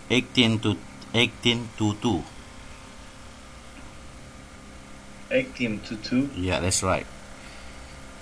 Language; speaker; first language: English; non-native, learner; Indonesian